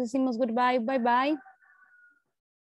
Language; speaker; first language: English; non-native, learner; Spanish